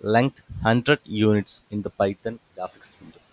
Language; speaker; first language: English; non-native, local second language; Malayalam